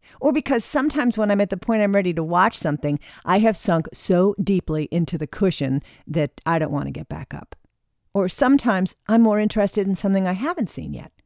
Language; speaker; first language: English; native; English